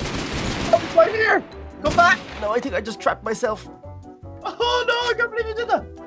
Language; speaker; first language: English; native; English